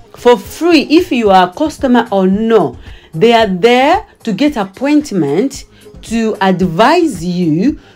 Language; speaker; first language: English; non-native, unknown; Lingala